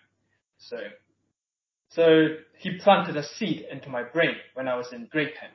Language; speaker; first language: English; non-native, local second language; Cantonese